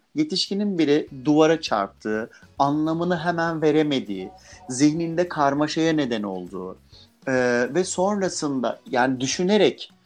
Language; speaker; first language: Turkish; native; Turkish